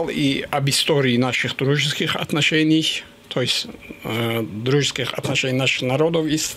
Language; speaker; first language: Russian; non-native, local second language; Azerbaijani